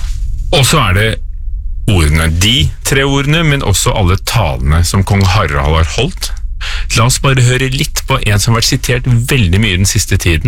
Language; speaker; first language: Norwegian; native; Norwegian